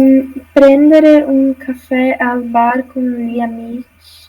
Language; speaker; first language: Italian; non-native, learner; Portuguese